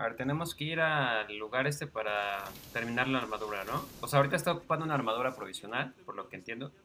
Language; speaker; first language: Spanish; native; Spanish